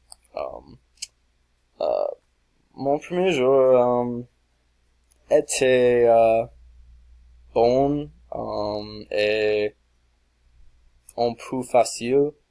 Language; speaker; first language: French; non-native, learner; English